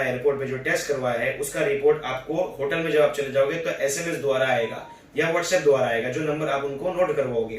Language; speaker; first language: Hindi; native; Hindi